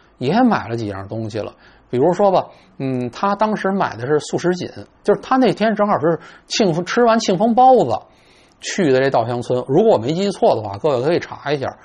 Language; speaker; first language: Chinese; native; Chinese